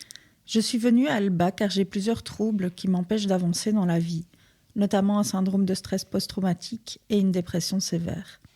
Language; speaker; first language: French; native; French